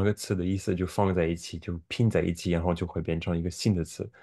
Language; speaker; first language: Chinese; non-native, fluent; French